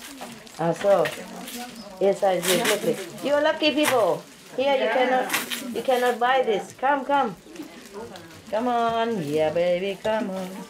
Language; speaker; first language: English; non-native, fluent; Vietnamese